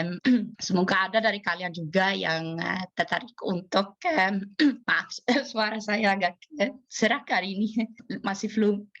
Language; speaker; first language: Indonesian; non-native, fluent; Swedish